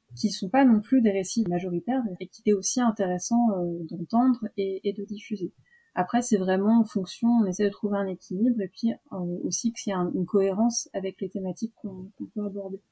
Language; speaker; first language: French; native; French